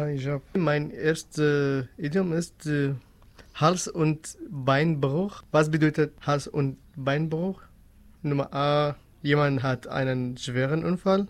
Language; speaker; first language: German; non-native, learner; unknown